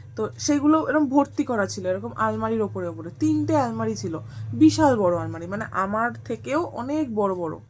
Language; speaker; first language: Bangla; native; Bangla